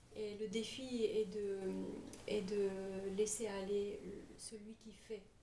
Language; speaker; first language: French; native; French